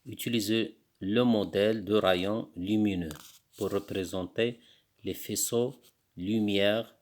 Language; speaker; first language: French; non-native, local second language; Arabic